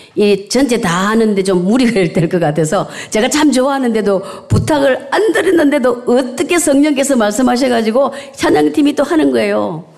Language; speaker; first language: Korean; native; Korean